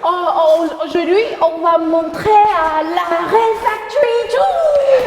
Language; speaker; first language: French; non-native, learner; Thai